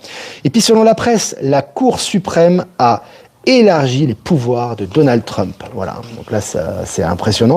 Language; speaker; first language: French; native; French